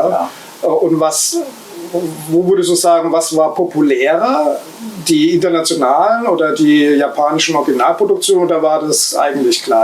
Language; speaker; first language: German; native; German